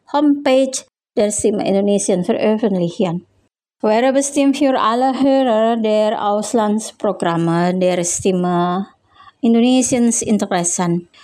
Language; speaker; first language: German; non-native, fluent; Indonesian